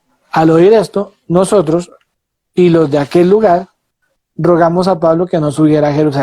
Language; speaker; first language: Spanish; native; Spanish